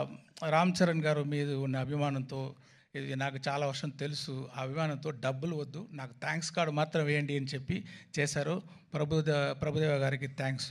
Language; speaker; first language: Telugu; non-native, learner; Tamil